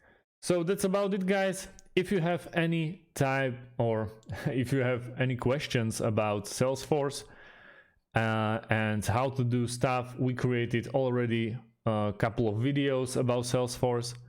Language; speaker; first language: English; non-native, fluent; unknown